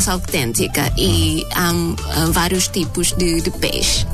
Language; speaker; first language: Portuguese; non-native, fluent; Thai